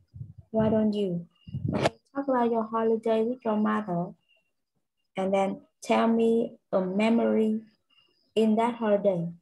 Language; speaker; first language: English; non-native, learner; Vietnamese